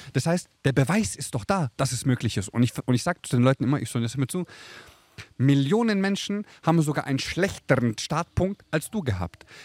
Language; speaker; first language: German; early bilingual, other home language; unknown